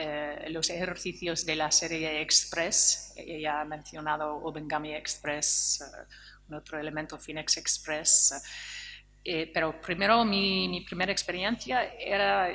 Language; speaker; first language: Spanish; non-native, fluent; English